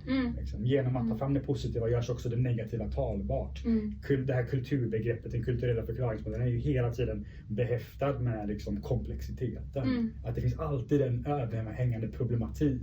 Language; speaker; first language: Swedish; early bilingual, other home language; Persian